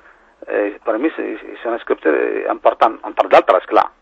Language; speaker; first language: Catalan; non-native, fluent; Berber languages